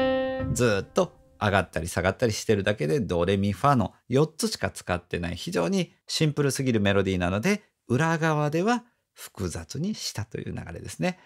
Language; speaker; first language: Japanese; native; Japanese